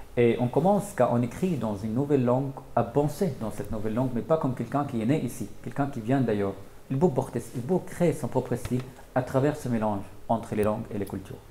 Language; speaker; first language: French; non-native, fluent; Arabic